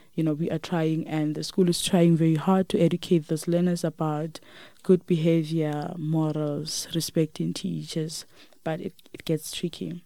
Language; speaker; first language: English; non-native, local second language; Northern Sotho